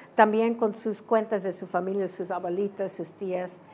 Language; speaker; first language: Spanish; early bilingual, heritage; Spanish